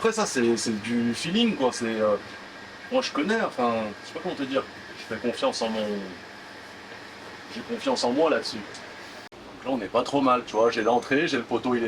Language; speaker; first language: French; native; French